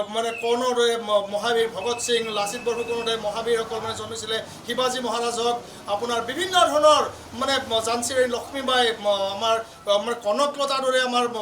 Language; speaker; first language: Assamese; native; Assamese